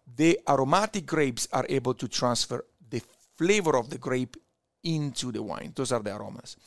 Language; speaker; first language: English; non-native, fluent; Italian